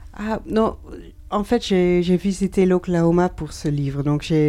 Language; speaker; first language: French; non-native, learner; Dutch